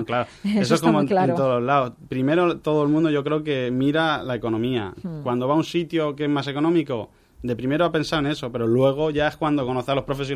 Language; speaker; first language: Spanish; native; Spanish